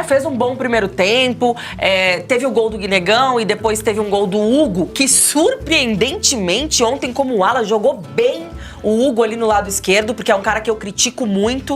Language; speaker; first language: Portuguese; native; Portuguese